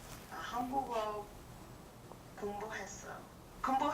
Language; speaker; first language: Korean; non-native, learner; English